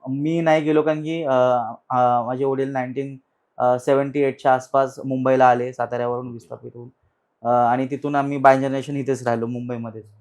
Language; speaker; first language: Marathi; native; Marathi